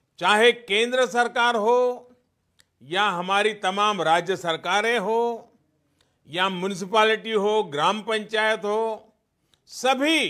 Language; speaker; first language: Hindi; non-native, local second language; Gujarati